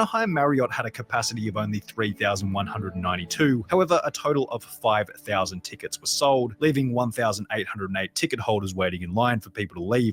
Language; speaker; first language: English; native; English